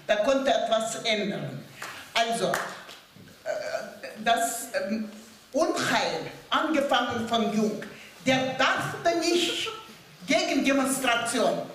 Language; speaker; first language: German; non-native, learner; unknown